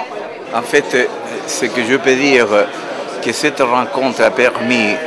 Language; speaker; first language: French; non-native, fluent; Spanish